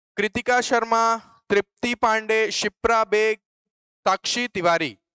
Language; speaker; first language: Hindi; native; Hindi